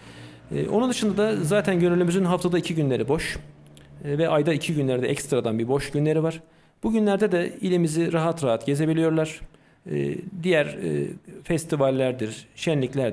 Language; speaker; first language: Turkish; native; Turkish